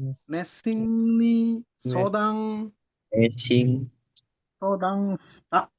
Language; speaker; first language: Japanese; non-native, learner; Indonesian